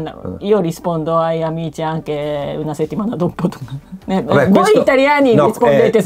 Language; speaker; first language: Italian; non-native, learner; Japanese